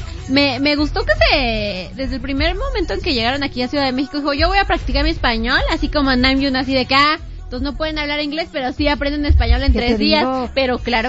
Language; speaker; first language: Spanish; native; Spanish